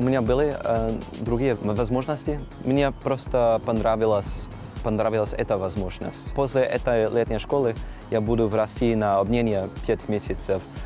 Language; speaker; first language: Russian; non-native, learner; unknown